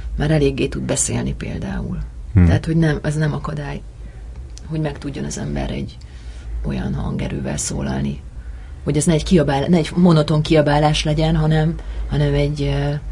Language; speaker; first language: Hungarian; native; Hungarian